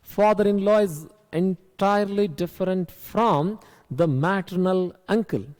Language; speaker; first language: English; non-native, local second language; Kannada